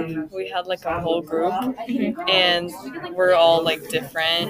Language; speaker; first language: English; early bilingual, other home language; Russian